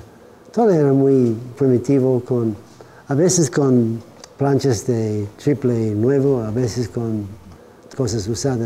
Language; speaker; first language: Spanish; non-native, fluent; English